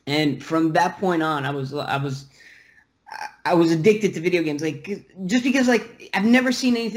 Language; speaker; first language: English; early bilingual, other home language; Russian